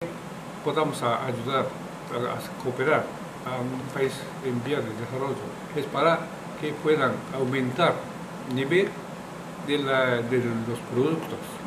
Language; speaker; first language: Spanish; non-native, learner; Japanese